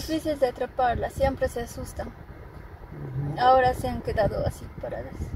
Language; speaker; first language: Spanish; non-native, fluent; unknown